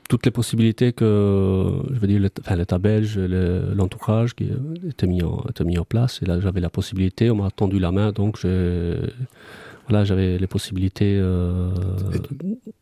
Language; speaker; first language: French; non-native, fluent; Albanian